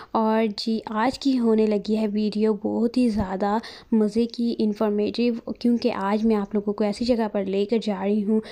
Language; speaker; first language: Urdu; native; Urdu